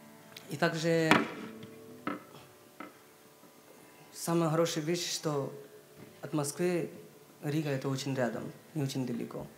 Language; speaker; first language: Russian; non-native, learner; Hindi